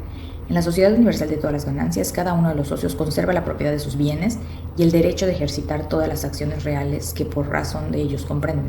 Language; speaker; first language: Spanish; native; Spanish